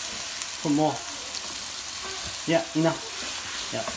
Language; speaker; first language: English; non-native, learner; Chinese